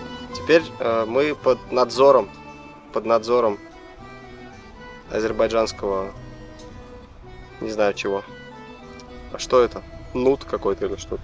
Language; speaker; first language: Russian; native; Russian